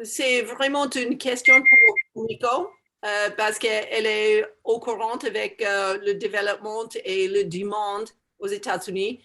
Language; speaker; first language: French; non-native, learner; English